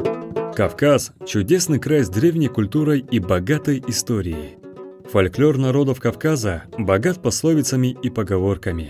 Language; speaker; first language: Russian; native; Russian